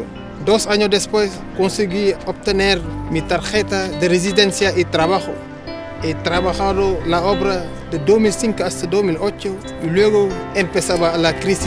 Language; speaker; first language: Spanish; non-native, fluent; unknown